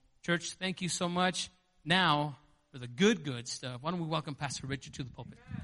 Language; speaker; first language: English; native; English